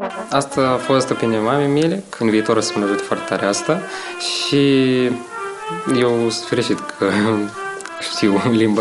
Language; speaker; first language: Romanian; non-native, local second language; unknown